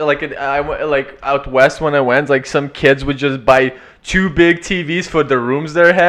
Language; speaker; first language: English; non-native, fluent; Ukrainian